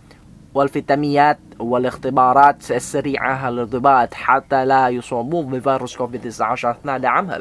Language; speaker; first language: Arabic; non-native, fluent; Indonesian